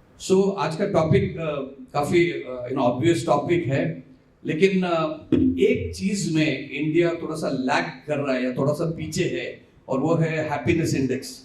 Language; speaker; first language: Hindi; non-native, local second language; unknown